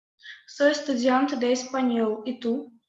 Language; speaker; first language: Spanish; non-native, learner; Russian